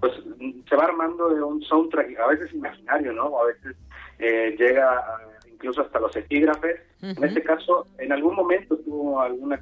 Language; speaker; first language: Spanish; native; Spanish